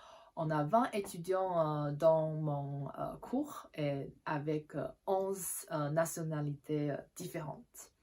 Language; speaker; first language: French; non-native, fluent; Chinese